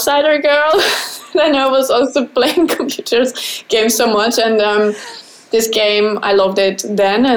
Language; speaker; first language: English; non-native, fluent; German